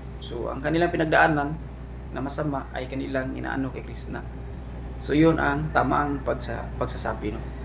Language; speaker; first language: Filipino; non-native, local second language; Cebuano